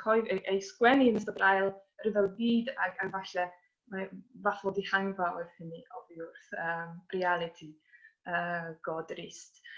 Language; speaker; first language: Welsh; non-native, fluent; Polish